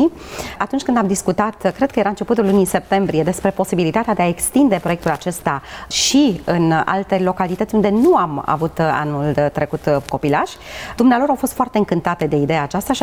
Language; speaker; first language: Romanian; native; Romanian